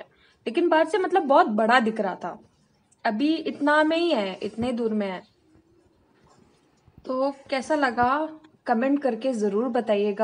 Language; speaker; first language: Hindi; native; Hindi